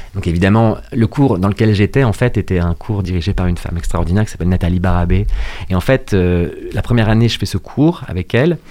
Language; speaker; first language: French; native; French